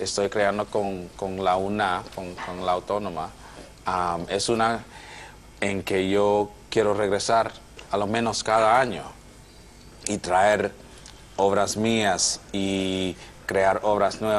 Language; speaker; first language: Spanish; non-native, fluent; English